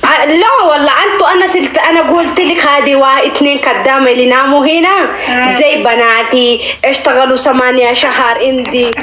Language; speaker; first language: Arabic; native; Arabic